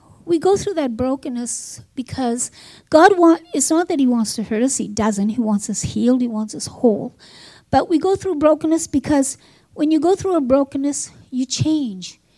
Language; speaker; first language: English; native; English